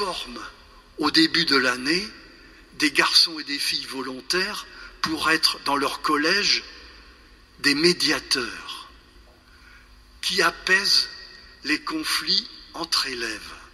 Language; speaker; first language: French; native; French